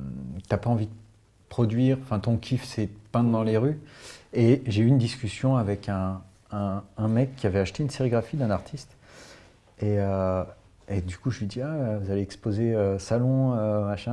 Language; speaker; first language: French; native; French